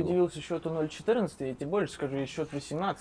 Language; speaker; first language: Russian; native; Russian